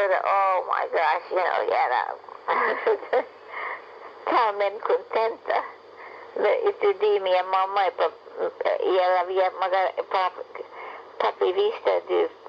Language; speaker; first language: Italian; early bilingual, heritage; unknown